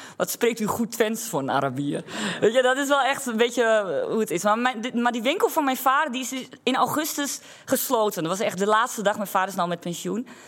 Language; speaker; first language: Dutch; native; Dutch